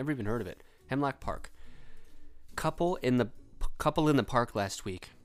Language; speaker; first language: English; native; English